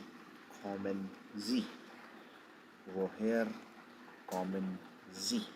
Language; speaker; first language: German; non-native, fluent; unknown